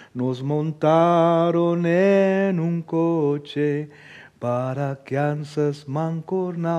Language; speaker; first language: Spanish; early bilingual, heritage; Spanish